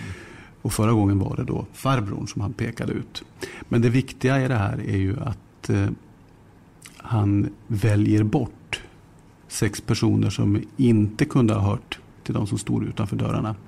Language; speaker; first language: Swedish; native; Swedish